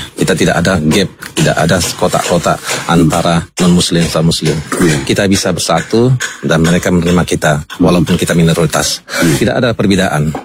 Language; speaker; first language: Indonesian; non-native, local second language; Batak Toba